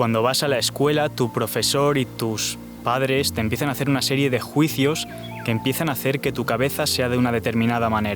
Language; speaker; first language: Spanish; native; Spanish